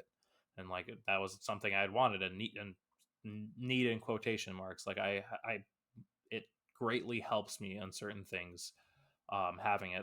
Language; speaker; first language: English; native; English